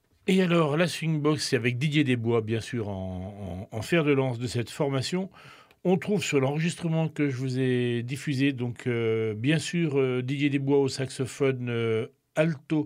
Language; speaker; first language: French; native; French